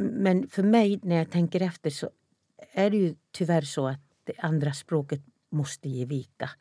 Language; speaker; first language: Swedish; non-native, local second language; Northern Sami